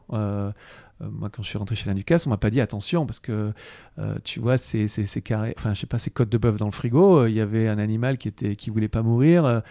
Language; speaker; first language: French; native; French